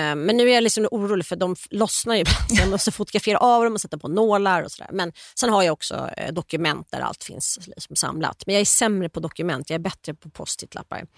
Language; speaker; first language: Swedish; native; Swedish